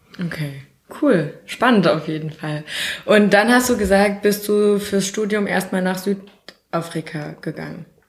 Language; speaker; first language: German; native; German